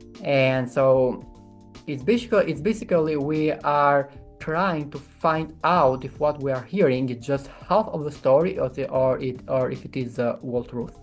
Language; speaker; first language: English; non-native, fluent; Albanian